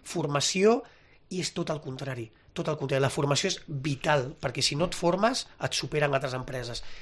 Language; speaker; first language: Catalan; native; Catalan